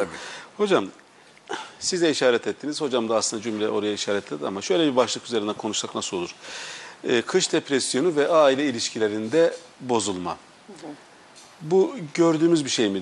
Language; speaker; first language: Turkish; native; Turkish